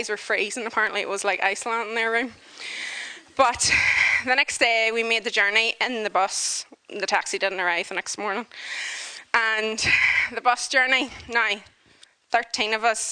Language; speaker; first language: English; native; English